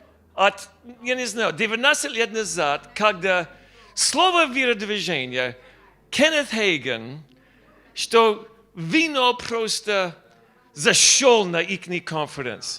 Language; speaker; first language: Russian; non-native, learner; English